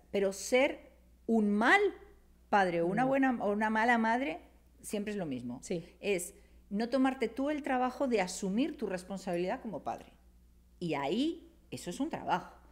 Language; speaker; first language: Spanish; native; Spanish